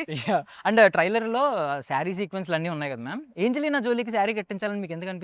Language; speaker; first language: Telugu; native; Telugu